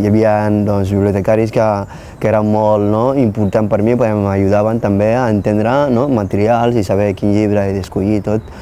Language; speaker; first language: Catalan; non-native, fluent; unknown